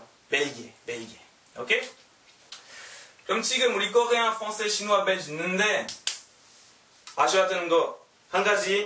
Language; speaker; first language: Korean; non-native, learner; French